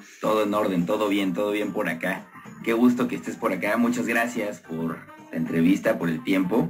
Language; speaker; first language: Spanish; native; Spanish